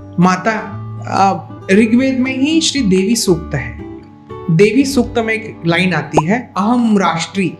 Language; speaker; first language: Hindi; non-native, local second language; Marathi